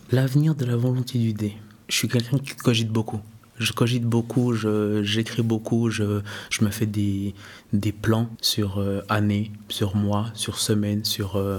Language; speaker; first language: French; early bilingual, other home language; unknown